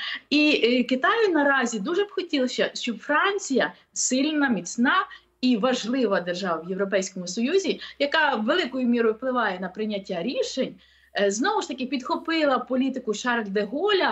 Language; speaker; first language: Ukrainian; native; Ukrainian